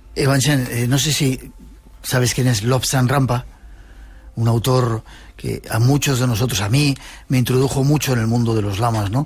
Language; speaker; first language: Spanish; native; Spanish